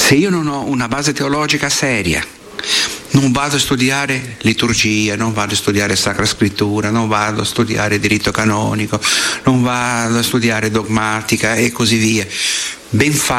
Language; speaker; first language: Italian; non-native, fluent; Portuguese